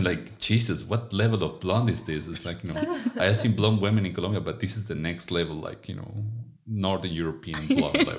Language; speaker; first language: English; non-native, fluent; Spanish